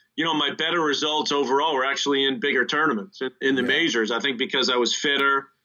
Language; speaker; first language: English; native; English